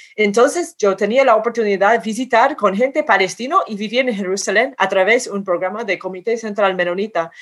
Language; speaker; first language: Spanish; non-native, fluent; English